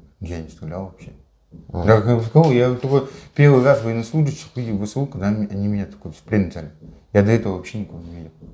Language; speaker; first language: Russian; native; Russian